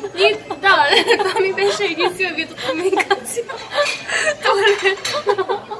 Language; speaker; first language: Bulgarian; early bilingual, other home language; Korean